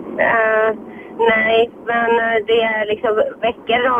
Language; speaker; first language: Swedish; non-native, fluent; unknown